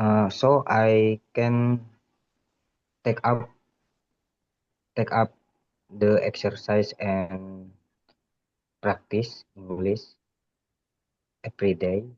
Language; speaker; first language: English; non-native, learner; Indonesian